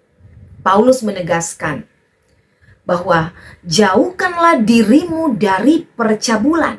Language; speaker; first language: Indonesian; native; Indonesian